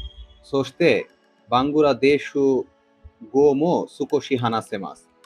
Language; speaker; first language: Japanese; non-native, learner; Bangla